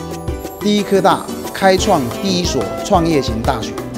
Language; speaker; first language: Chinese; native; Chinese